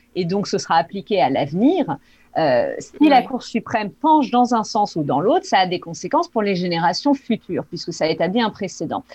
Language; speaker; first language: French; native; French